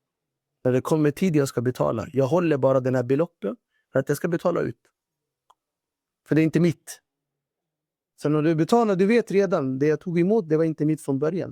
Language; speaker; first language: Swedish; non-native, fluent; Urdu